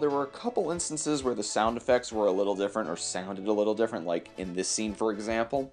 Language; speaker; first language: English; native; English